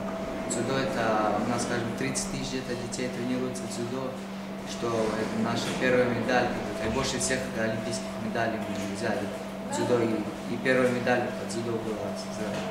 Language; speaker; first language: Russian; early bilingual, heritage; Hebrew